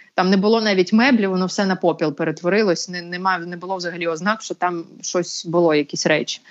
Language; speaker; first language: Ukrainian; native; Ukrainian